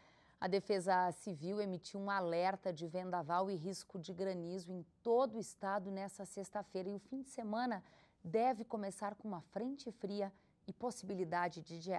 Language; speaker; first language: Portuguese; native; Portuguese